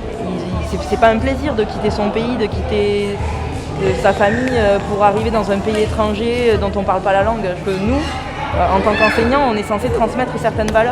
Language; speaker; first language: French; native; French